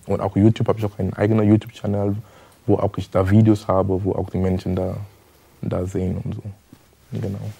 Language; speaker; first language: German; non-native, fluent; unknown